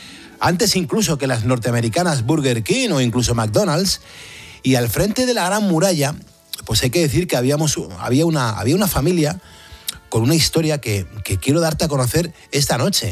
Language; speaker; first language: Spanish; native; Spanish